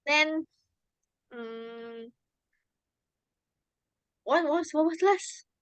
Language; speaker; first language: English; non-native, learner; Indonesian